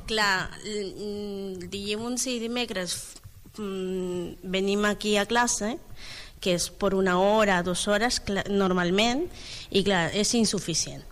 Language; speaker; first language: Catalan; non-native, learner; Spanish